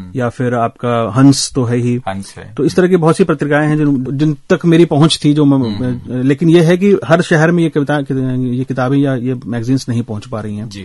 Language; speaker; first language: Hindi; native; Hindi